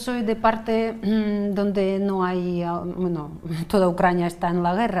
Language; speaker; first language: Spanish; non-native, fluent; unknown